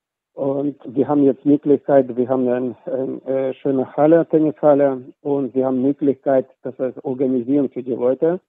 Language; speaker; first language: German; non-native, fluent; Russian